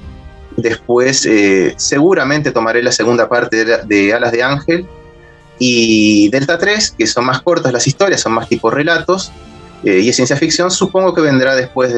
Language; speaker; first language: Spanish; native; Spanish